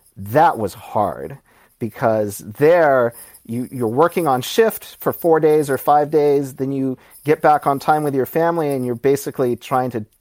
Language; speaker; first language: English; native; English